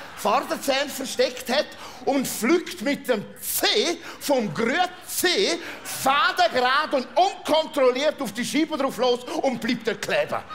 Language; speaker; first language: German; native; German